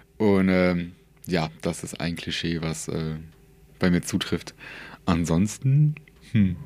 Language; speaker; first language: German; early bilingual, other home language; Persian